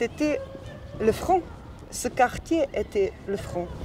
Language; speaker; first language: French; non-native, fluent; Bosnian